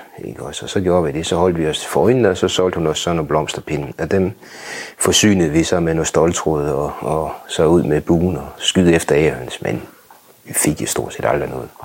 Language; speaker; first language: Danish; native; Danish